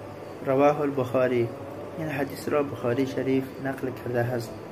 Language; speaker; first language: Persian; native; Persian